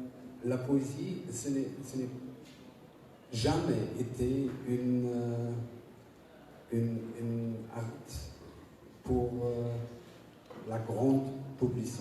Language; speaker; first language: French; non-native, learner; German